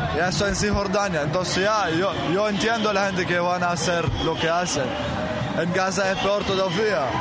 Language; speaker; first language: Spanish; non-native, fluent; Arabic